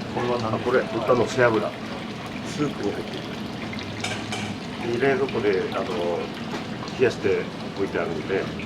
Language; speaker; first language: Japanese; native; Japanese